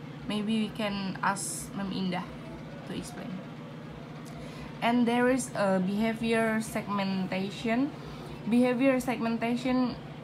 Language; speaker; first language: English; non-native, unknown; Indonesian